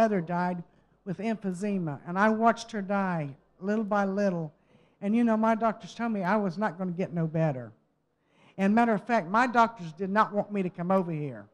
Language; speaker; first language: English; native; English